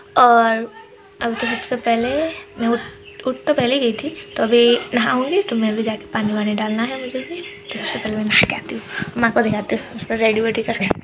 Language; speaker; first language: Hindi; native; Hindi